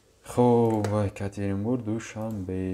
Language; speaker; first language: Russian; non-native, local second language; Tajik